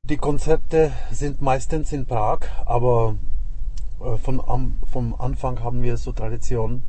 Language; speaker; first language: German; non-native, fluent; Czech